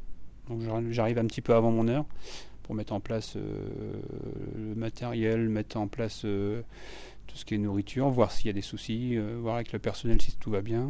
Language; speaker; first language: French; native; French